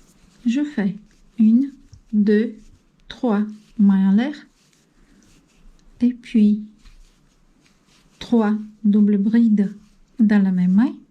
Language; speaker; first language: French; non-native, fluent; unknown